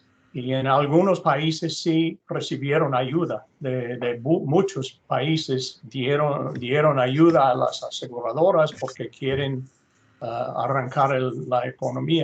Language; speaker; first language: Spanish; non-native, fluent; English